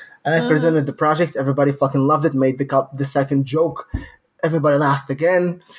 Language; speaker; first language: English; non-native, fluent; Arabic